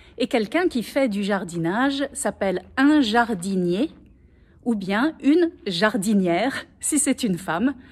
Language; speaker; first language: French; native; French